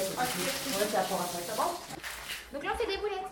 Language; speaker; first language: French; native; French